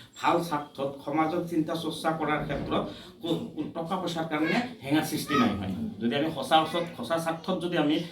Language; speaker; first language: Assamese; native; Assamese